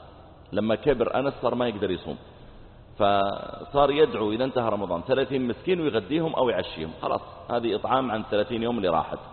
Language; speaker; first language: Arabic; native; Arabic